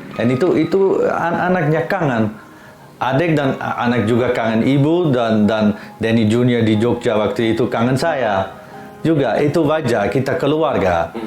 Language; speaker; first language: Indonesian; non-native, fluent; Dutch